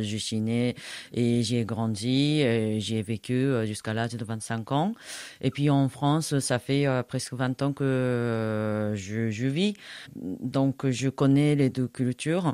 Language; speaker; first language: French; non-native, fluent; Japanese